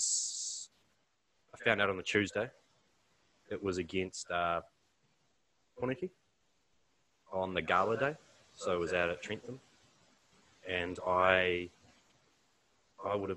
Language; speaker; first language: English; native; English